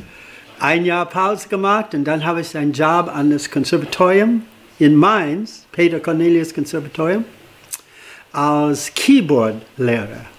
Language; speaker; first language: German; non-native, fluent; English